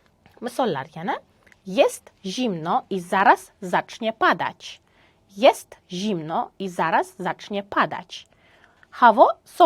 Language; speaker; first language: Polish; non-native, fluent; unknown